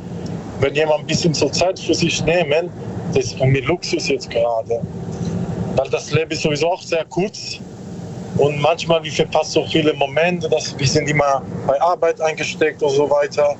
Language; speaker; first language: German; non-native, learner; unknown